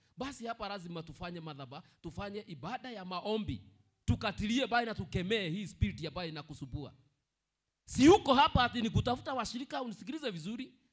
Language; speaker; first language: Swahili; non-native, local second language; Kikuyu